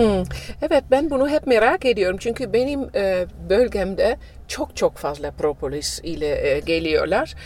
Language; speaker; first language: Turkish; non-native, fluent; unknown